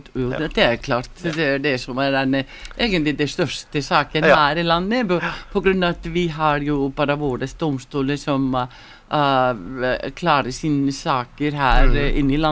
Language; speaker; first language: Norwegian; non-native, learner; Icelandic